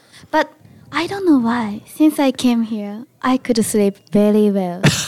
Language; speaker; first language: English; non-native, learner; Japanese